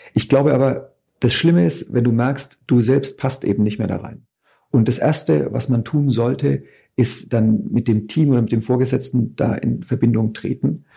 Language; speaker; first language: German; native; German